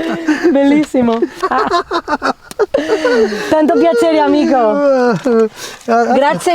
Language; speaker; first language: Italian; non-native, learner; Spanish